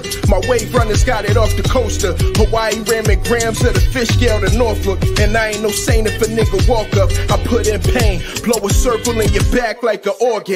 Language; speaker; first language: English; native; English